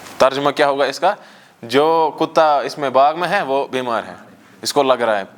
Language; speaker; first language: Urdu; non-native, local second language; Kashmiri